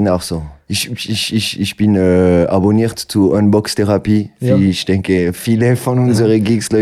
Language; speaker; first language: German; non-native, local second language; French